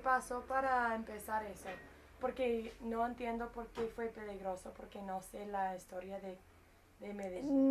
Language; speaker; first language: Spanish; non-native, learner; English